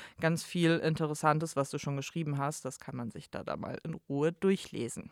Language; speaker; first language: German; native; German